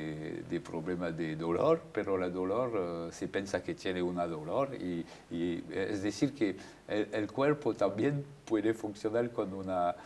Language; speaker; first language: Spanish; non-native, fluent; French